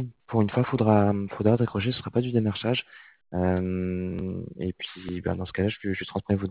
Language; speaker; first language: French; native; French